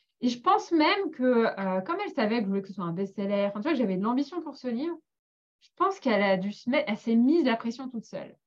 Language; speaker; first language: French; native; French